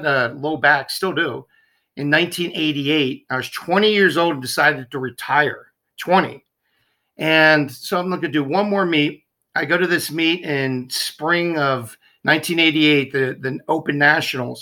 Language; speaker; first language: English; native; English